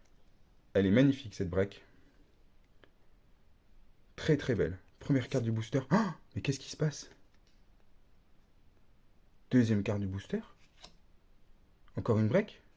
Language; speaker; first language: French; native; French